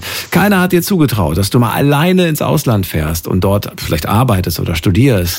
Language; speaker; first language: German; native; German